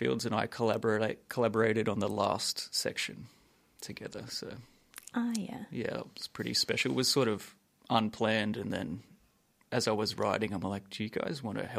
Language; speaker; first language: English; native; English